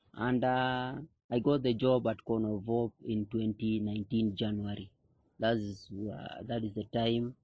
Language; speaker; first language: English; non-native, local second language; Kikuyu